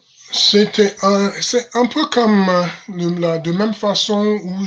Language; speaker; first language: French; non-native, fluent; English